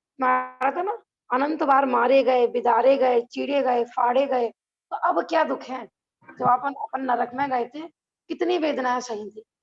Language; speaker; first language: Hindi; native; Hindi